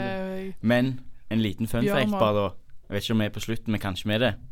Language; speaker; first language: Norwegian; native; Norwegian